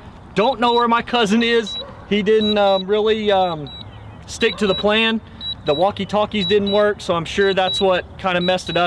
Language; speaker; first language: English; native; English